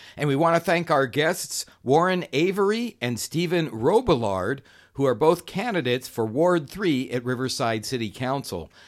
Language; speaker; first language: English; native; English